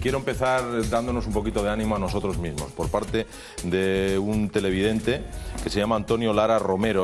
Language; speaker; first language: Spanish; native; Spanish